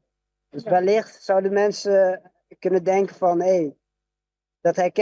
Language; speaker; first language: Dutch; early bilingual, other home language; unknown